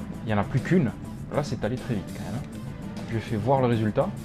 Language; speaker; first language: French; native; French